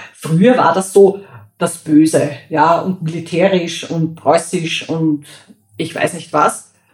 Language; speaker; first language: German; native; German